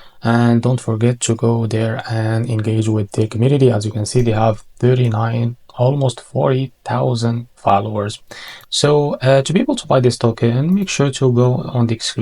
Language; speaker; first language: English; non-native, fluent; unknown